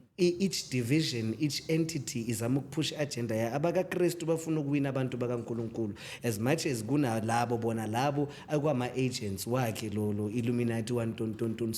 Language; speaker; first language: Zulu; native; Zulu